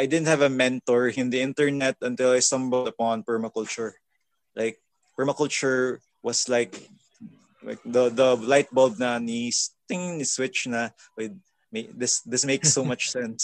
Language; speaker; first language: English; non-native, local second language; Filipino